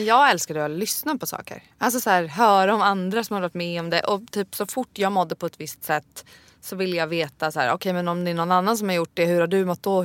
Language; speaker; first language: Swedish; native; Swedish